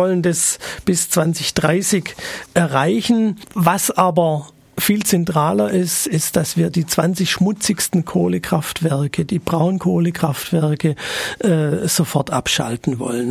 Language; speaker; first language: German; native; German